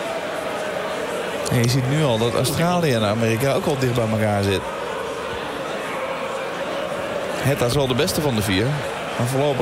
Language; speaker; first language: Dutch; native; Dutch